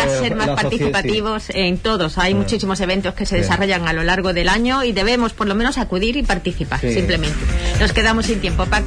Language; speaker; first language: Spanish; native; Spanish